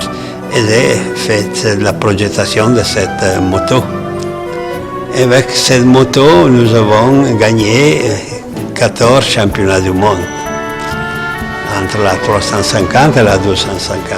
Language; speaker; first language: French; non-native, learner; Italian